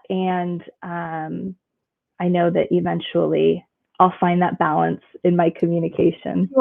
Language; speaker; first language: English; native; English